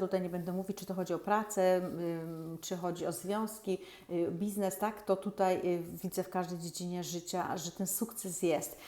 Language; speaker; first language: Polish; native; Polish